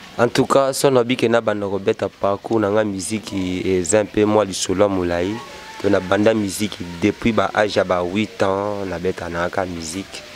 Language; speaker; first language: Lingala; native; Lingala